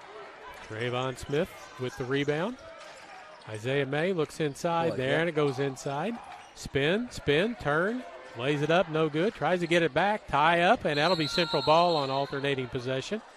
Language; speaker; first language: English; native; English